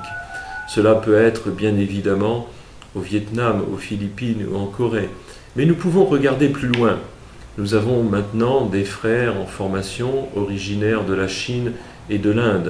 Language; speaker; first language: French; native; French